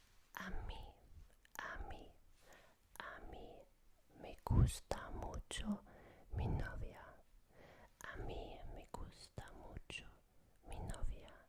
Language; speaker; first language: Spanish; non-native, learner; German